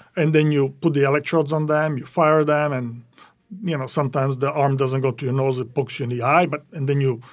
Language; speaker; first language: English; non-native, fluent; Serbian